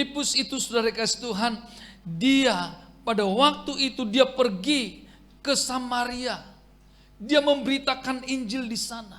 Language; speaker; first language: Indonesian; native; Indonesian